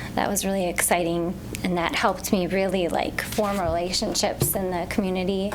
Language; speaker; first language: English; native; English